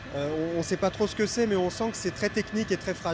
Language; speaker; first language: French; native; French